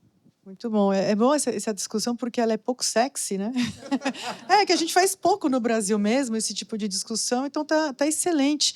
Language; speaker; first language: Portuguese; native; Portuguese